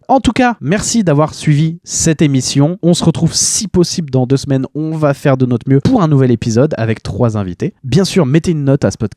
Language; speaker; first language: French; native; French